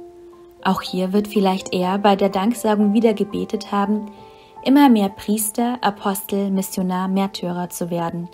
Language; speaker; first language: German; native; German